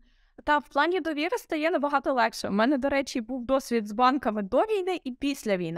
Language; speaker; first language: Ukrainian; native; Ukrainian